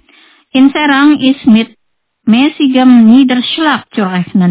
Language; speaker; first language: German; non-native, fluent; Indonesian